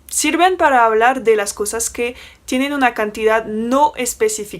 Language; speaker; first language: Spanish; non-native, fluent; French